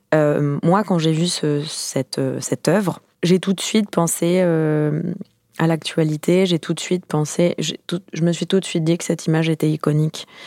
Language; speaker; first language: French; native; French